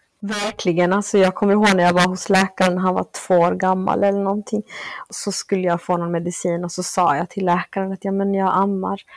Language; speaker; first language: Swedish; early bilingual, other home language; Spanish